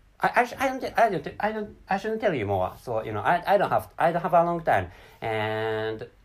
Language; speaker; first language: English; non-native, learner; Japanese